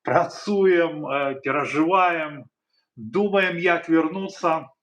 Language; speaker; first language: Belarusian; non-native, local second language; Russian